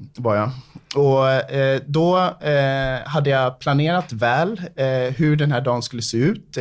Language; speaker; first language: Swedish; early bilingual, other home language; English